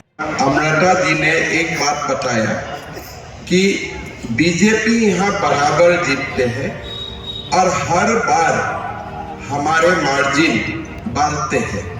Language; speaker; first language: Hindi; non-native, local second language; Assamese